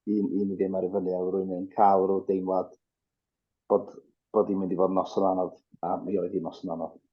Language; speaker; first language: Welsh; native; Welsh